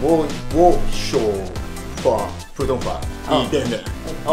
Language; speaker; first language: Chinese; non-native, learner; Japanese